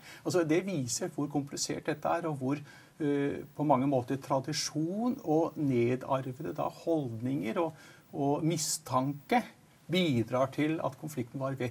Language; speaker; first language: Norwegian; native; Norwegian